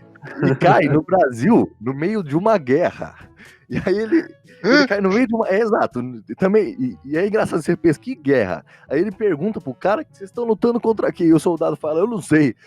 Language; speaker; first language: Portuguese; native; Portuguese